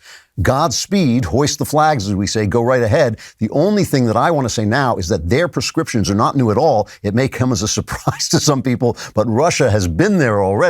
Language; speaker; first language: English; native; English